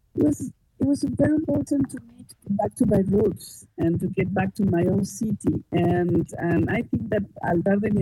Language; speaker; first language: English; non-native, fluent; Spanish